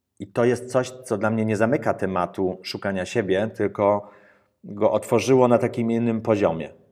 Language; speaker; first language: Polish; early bilingual, heritage; Polish